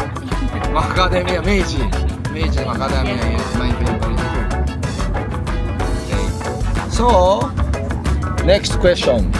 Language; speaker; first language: English; non-native, learner; Japanese